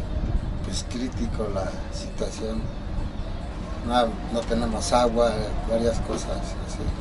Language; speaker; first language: Spanish; native; Spanish